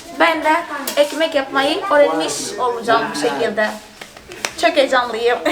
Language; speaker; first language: Turkish; non-native, fluent; Portuguese